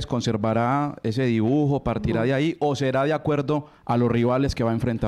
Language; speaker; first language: Spanish; native; Spanish